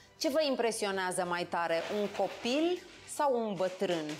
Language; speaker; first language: Romanian; native; Romanian